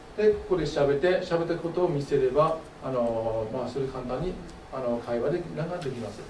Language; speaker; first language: Japanese; non-native, fluent; English